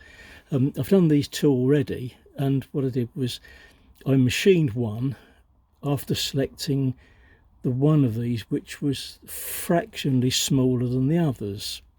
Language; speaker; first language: English; native; English